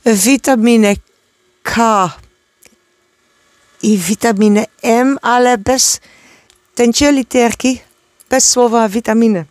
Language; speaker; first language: Polish; non-native, learner; Dutch